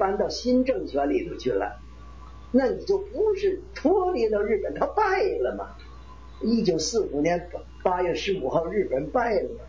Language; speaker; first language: Chinese; native; Chinese